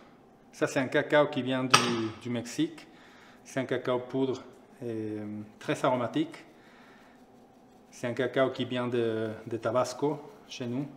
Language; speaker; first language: French; non-native, fluent; Spanish